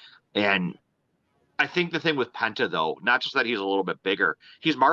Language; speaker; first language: English; native; English